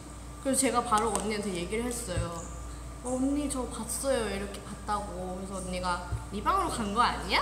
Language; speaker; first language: Korean; non-native, fluent; Thai